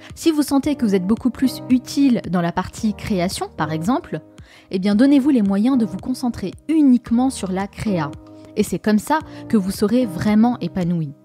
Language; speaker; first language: French; native; French